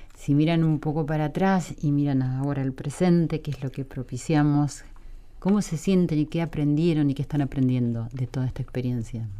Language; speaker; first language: Spanish; native; Spanish